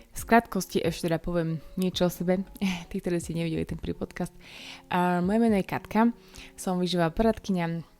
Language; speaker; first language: Slovak; native; Slovak